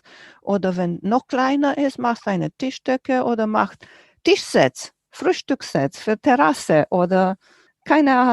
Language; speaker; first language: German; non-native, fluent; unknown